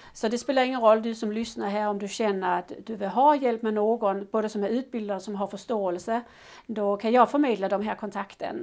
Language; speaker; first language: Swedish; non-native, fluent; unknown